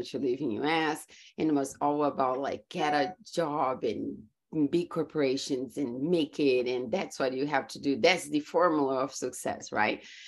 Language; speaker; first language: English; non-native, fluent; Portuguese